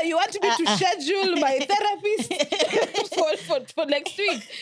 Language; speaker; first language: English; non-native, local second language; Swahili